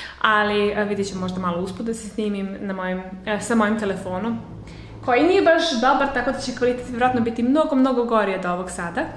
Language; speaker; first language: Serbian; native; Serbian